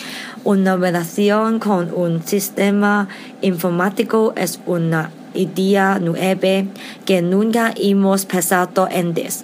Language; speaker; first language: Spanish; non-native, learner; English